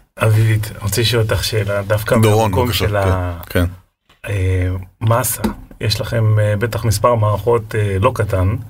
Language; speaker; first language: Hebrew; native; Hebrew